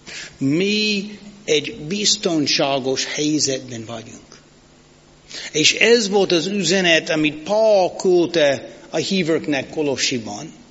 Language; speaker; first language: Hungarian; non-native, fluent; English